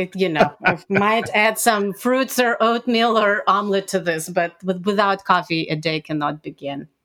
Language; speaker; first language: English; non-native, fluent; Russian